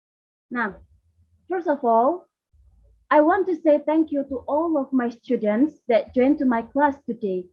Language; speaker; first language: English; non-native, learner; Indonesian